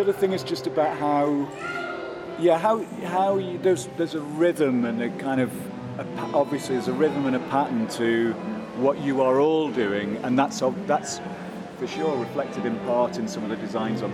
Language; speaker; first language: English; native; English